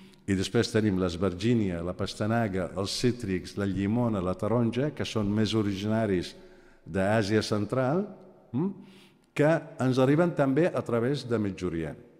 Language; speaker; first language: Catalan; non-native, fluent; Aramaic